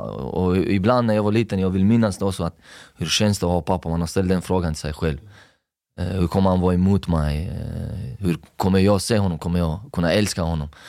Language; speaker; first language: Swedish; non-native, fluent; Persian